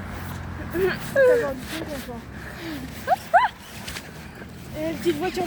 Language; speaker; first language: French; native; French